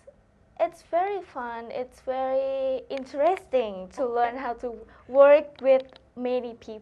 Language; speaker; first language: English; non-native, learner; Thai